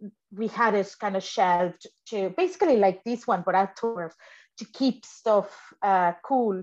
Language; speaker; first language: English; non-native, fluent; Spanish